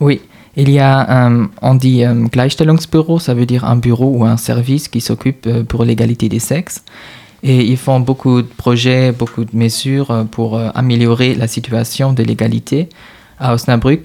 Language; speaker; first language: French; non-native, fluent; German